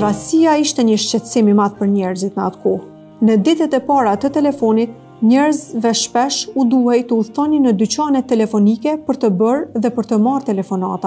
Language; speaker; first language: Albanian; native; Albanian